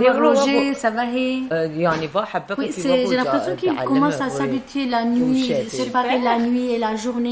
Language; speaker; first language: French; non-native, fluent; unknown